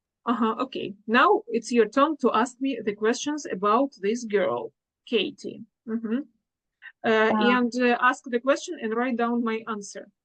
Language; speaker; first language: English; non-native, fluent; Russian